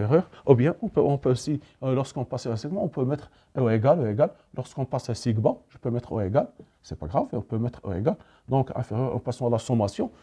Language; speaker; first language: French; non-native, local second language; Arabic